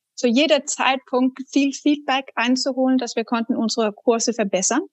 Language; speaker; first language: German; non-native, fluent; Danish